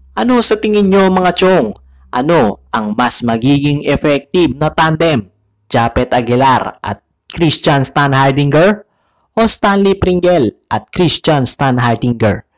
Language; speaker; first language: Filipino; native; Filipino